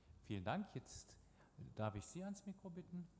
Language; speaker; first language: German; native; German